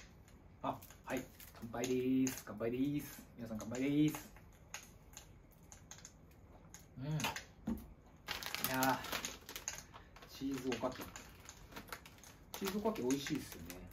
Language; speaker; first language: Japanese; native; Japanese